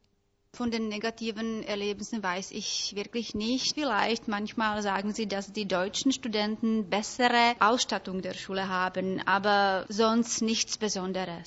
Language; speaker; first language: German; non-native, fluent; Czech